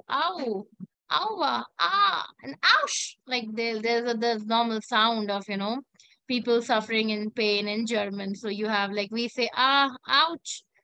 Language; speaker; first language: English; non-native, local second language; Hindi